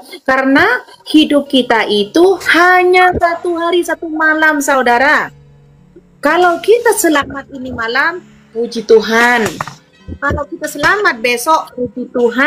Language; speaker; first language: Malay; non-native, local second language; Madurese